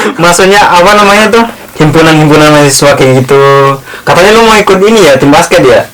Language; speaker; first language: Indonesian; native; Indonesian